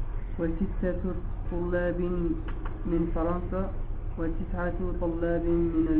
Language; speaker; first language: Arabic; non-native, learner; French